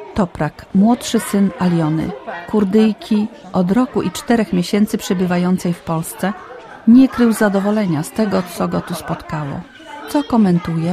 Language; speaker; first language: Polish; native; Polish